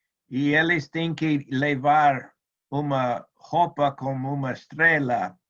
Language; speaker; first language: Spanish; non-native, learner; Portuguese